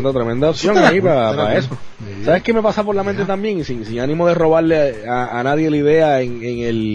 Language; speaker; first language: Spanish; native; Spanish